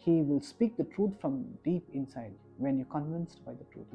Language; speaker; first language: English; non-native, local second language; Kannada